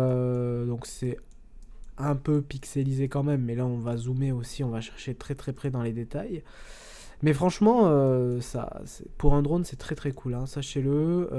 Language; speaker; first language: French; native; French